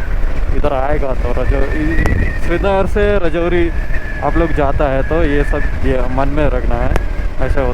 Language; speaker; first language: Hindi; non-native, local second language; Malayalam